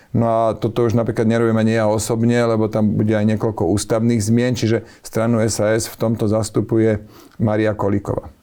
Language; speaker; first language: Slovak; native; Slovak